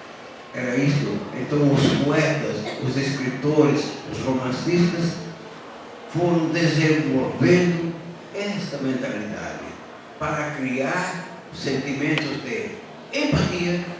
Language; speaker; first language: Portuguese; native; Portuguese